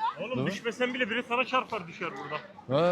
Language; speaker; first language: Turkish; native; Turkish